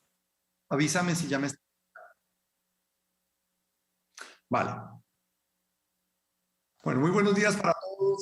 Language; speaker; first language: Spanish; native; Spanish